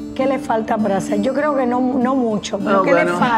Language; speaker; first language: Spanish; native; Spanish